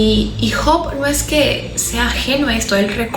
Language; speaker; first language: Spanish; native; Spanish